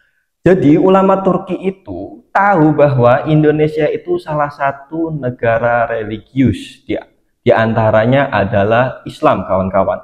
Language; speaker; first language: Indonesian; native; Indonesian